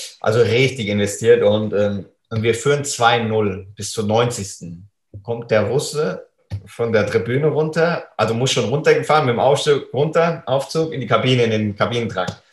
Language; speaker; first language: German; native; German